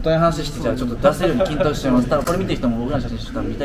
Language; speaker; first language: Japanese; native; Japanese